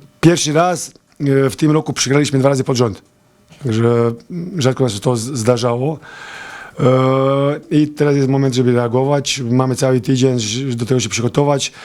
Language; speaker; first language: Polish; non-native, fluent; Serbian